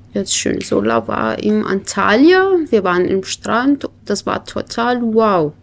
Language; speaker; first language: German; non-native, learner; Kurdish